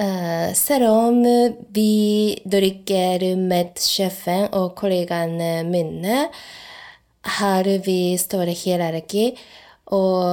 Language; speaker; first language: Norwegian; non-native, learner; Japanese